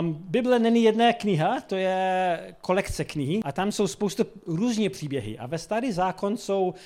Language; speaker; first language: Czech; non-native, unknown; English